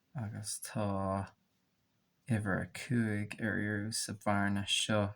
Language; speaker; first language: Irish; non-native, local second language; English